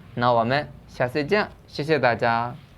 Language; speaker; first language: Chinese; non-native, fluent; Burmese